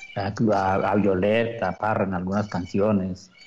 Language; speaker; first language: Spanish; native; Spanish